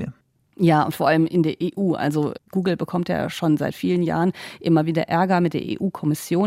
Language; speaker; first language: German; native; German